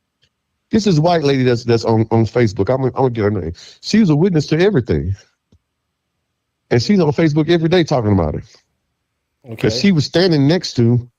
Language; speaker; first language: English; native; English